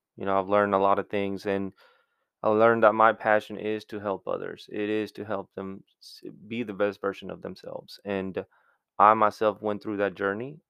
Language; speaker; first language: English; early bilingual, other home language; Spanish